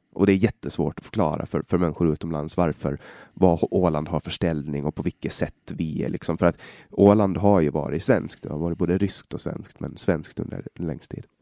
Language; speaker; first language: Swedish; native; Swedish